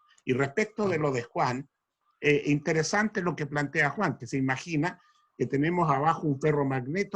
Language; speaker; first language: Spanish; native; Spanish